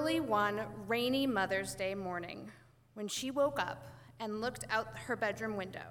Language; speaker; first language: English; native; English